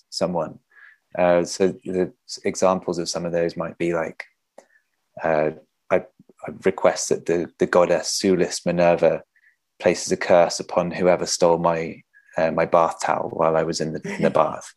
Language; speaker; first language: English; native; English